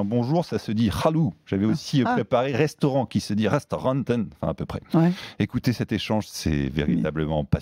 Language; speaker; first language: French; native; French